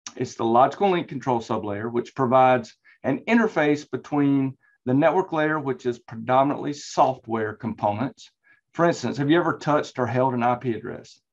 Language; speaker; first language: English; native; English